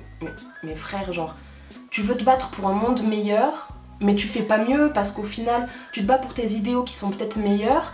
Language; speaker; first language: French; native; French